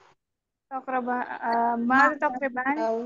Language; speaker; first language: Arabic; non-native, learner; Urdu